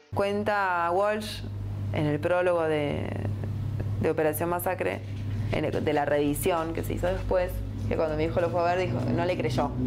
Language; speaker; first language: Spanish; early bilingual, heritage; Spanish